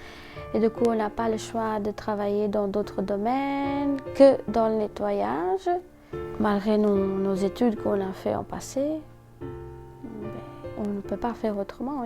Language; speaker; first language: French; non-native, fluent; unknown